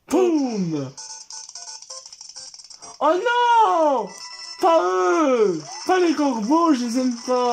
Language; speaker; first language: French; native; French